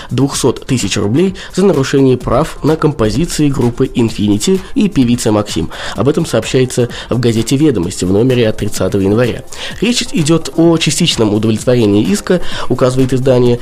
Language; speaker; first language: Russian; native; Russian